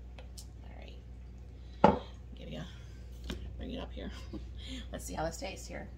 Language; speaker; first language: English; native; English